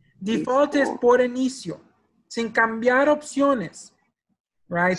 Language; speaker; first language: Spanish; early bilingual, heritage; Spanish